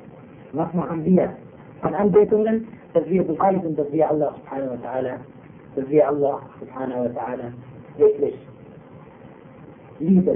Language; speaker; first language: German; non-native, fluent; Arabic